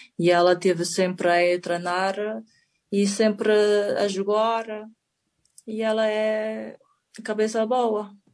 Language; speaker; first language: Portuguese; non-native, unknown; Chinese